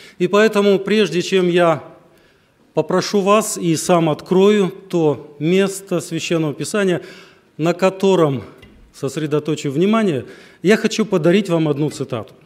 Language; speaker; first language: Russian; native; Russian